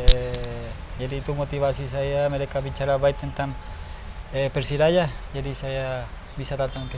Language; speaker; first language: Indonesian; non-native, learner; Spanish